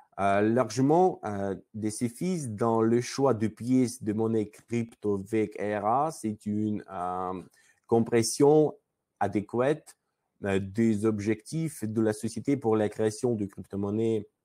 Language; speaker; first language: French; non-native, learner; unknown